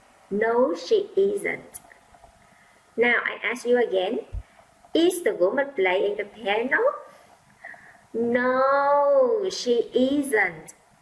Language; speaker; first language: English; non-native, fluent; Vietnamese